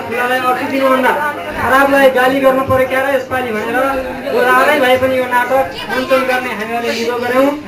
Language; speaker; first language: Nepali; native; Nepali